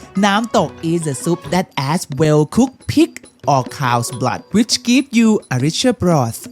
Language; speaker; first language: English; non-native, fluent; Thai